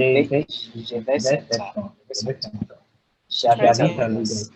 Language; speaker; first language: French; non-native, learner; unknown